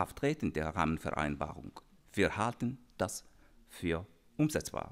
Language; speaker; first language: German; non-native, fluent; Arabic